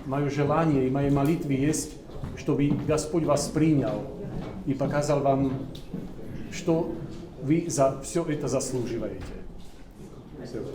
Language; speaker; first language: Russian; non-native, fluent; Azerbaijani